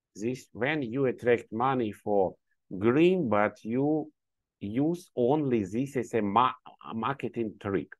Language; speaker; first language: English; non-native, learner; Ukrainian